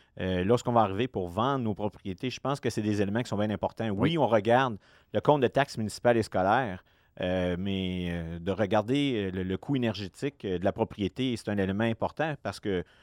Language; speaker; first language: French; native; French